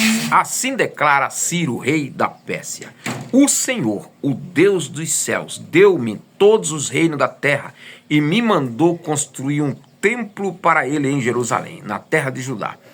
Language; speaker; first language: Portuguese; native; Portuguese